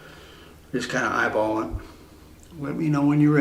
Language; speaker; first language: English; native; English